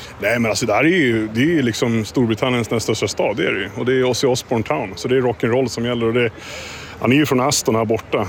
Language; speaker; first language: Swedish; native; Swedish